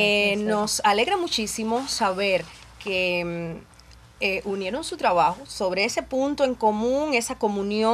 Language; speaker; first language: Spanish; native; Spanish